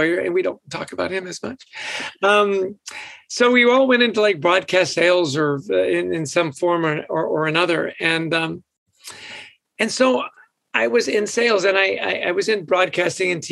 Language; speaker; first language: English; native; English